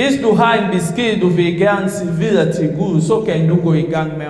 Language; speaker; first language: Swedish; non-native, learner; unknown